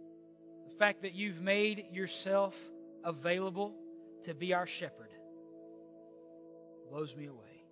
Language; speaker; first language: English; native; English